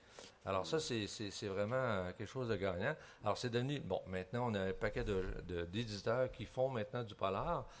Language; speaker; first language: French; native; French